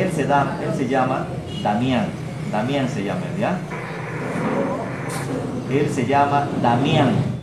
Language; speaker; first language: Spanish; native; Spanish